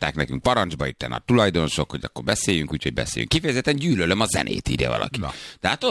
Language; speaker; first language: Hungarian; native; Hungarian